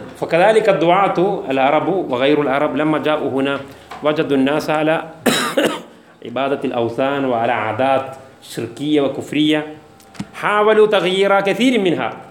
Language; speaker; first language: Arabic; non-native, fluent; Malayalam